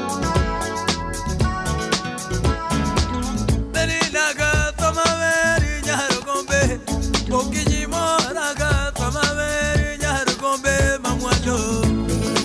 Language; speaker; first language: English; non-native, local second language; Luo (Kenya and Tanzania)